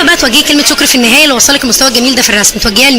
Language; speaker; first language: Arabic; native; Arabic